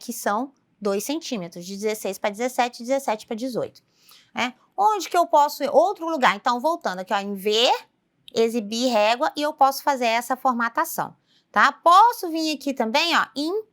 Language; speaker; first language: Portuguese; native; Portuguese